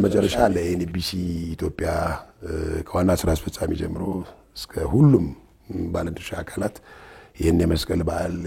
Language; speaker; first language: Amharic; non-native, local second language; Tigrinya